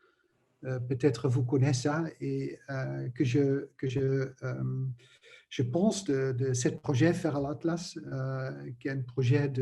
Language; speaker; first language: French; non-native, learner; Dutch